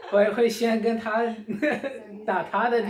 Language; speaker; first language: Chinese; early bilingual, heritage; Chinese